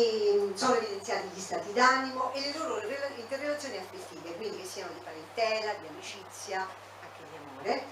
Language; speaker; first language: Italian; native; Italian